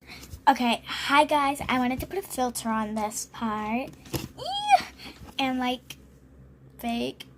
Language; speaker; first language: English; native; English